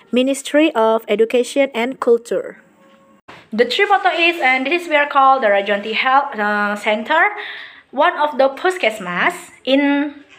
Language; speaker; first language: English; non-native, learner; Indonesian